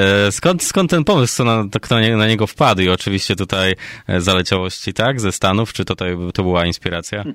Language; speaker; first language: Polish; native; Polish